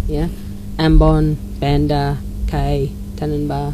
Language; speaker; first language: Indonesian; non-native, learner; English